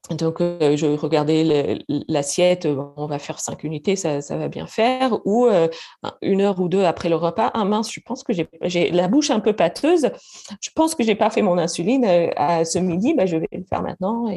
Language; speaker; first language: French; non-native, fluent; English